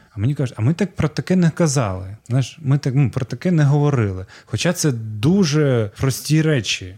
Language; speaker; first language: Ukrainian; non-native, local second language; Russian